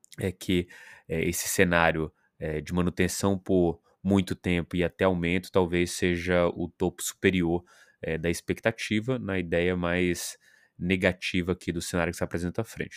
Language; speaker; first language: Portuguese; native; Portuguese